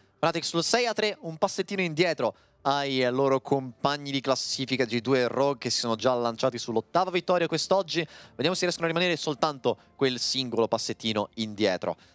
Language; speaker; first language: Italian; native; Italian